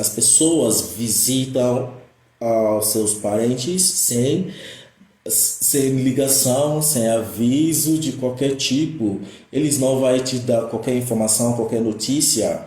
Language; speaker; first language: Portuguese; non-native, fluent; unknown